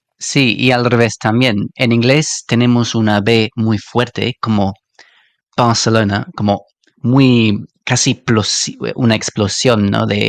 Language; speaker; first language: Spanish; non-native, fluent; English